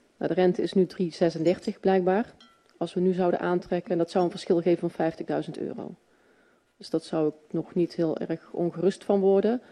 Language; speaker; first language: Dutch; native; Dutch